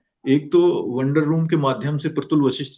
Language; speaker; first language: Hindi; native; Hindi